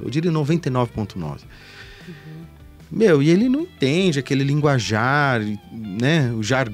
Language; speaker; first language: Portuguese; native; Portuguese